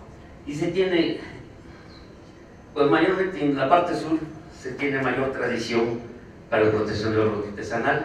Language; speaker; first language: Spanish; native; Spanish